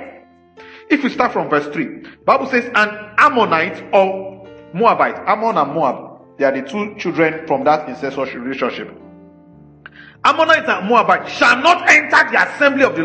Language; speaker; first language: English; non-native, local second language; Yoruba